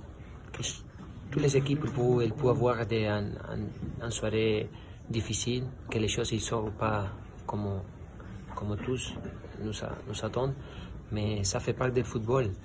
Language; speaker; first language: French; non-native, fluent; Spanish